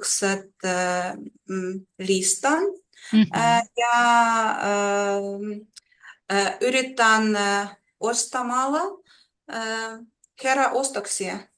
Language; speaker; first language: Finnish; non-native, learner; Russian